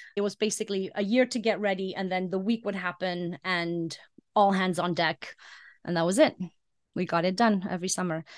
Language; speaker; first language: English; early bilingual, heritage; Icelandic